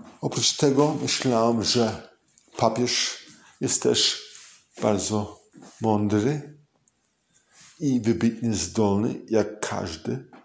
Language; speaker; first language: Polish; early bilingual, heritage; English